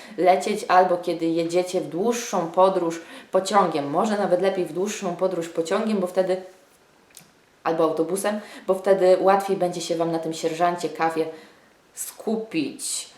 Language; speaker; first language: Polish; native; Polish